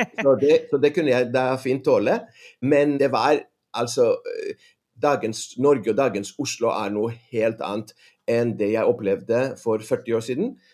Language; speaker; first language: Norwegian; non-native, fluent; Greek